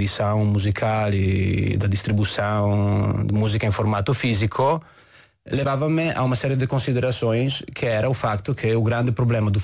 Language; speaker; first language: Portuguese; non-native, fluent; Italian